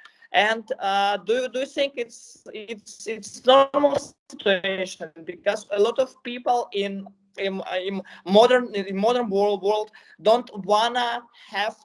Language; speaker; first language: English; non-native, learner; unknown